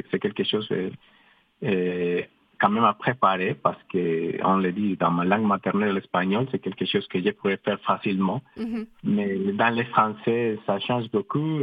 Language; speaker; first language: French; non-native, fluent; Spanish